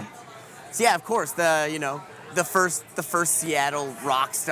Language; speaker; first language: English; native; English